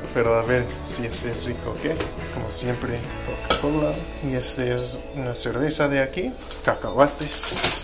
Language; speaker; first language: Spanish; non-native, learner; English